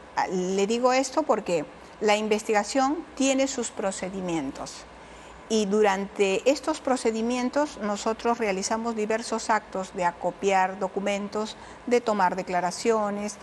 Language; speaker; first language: Spanish; native; Spanish